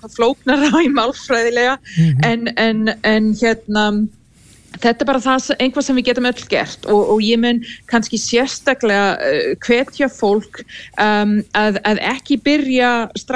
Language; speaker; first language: Icelandic; non-native, fluent; English